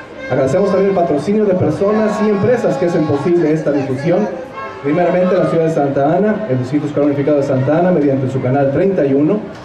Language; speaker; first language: Spanish; native; Spanish